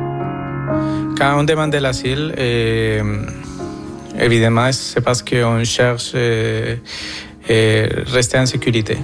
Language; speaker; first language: French; non-native, fluent; Spanish